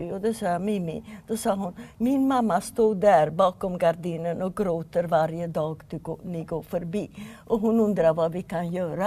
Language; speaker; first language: Swedish; non-native, fluent; Yiddish